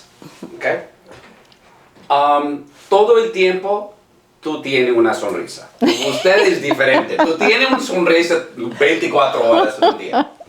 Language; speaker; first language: Spanish; non-native, learner; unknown